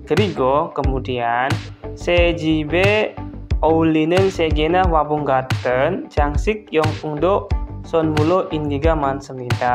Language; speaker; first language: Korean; non-native, fluent; Indonesian